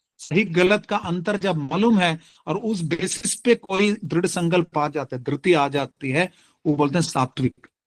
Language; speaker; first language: Hindi; non-native, local second language; Tamil